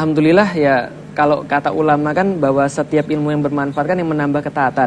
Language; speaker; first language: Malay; non-native, fluent; English